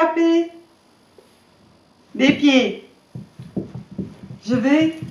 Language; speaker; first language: French; native; French